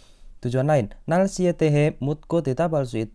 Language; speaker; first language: Korean; non-native, fluent; Indonesian